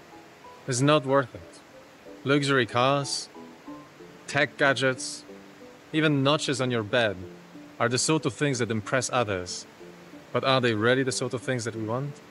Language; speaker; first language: English; non-native, fluent; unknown